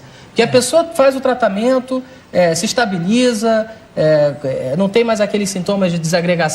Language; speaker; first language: Portuguese; native; Portuguese